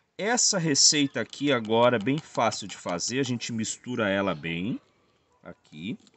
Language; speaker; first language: Portuguese; native; Portuguese